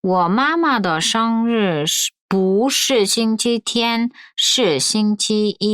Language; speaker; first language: Chinese; non-native, fluent; Korean